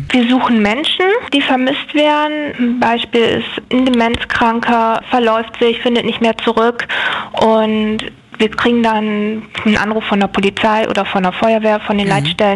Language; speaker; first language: German; native; German